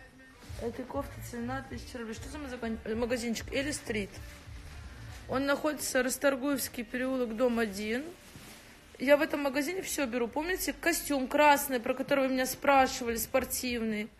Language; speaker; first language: Russian; native; Russian